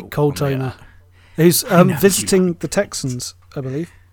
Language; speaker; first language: English; native; English